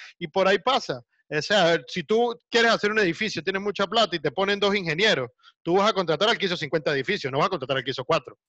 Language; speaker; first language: Spanish; native; Spanish